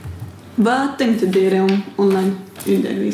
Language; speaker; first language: Norwegian; non-native, learner; Hungarian